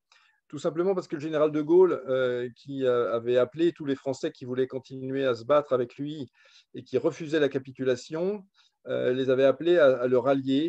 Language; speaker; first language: French; native; French